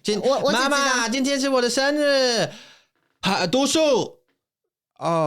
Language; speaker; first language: Chinese; non-native, learner; English